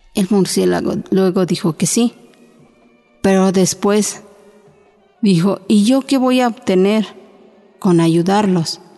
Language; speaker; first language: Spanish; non-native, local second language; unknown